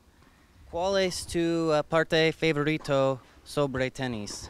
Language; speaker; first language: Spanish; non-native, learner; English